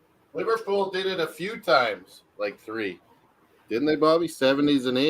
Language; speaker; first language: English; native; English